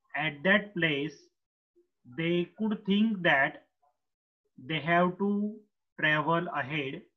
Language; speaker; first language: English; non-native, local second language; Marathi